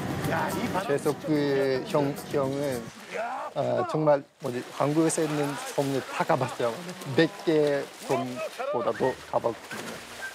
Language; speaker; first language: Korean; non-native, fluent; Turkish